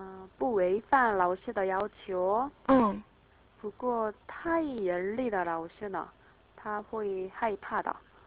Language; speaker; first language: Chinese; non-native, learner; Korean